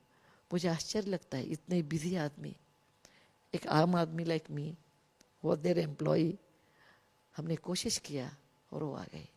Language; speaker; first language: Hindi; non-native, local second language; Kannada